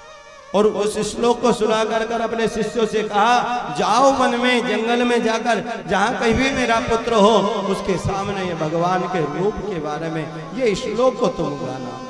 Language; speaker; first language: Hindi; native; Hindi